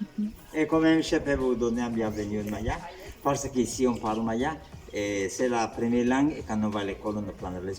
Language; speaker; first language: French; non-native, learner; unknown